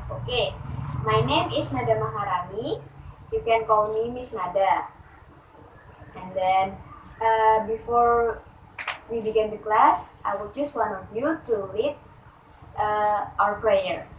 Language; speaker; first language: English; non-native, fluent; Indonesian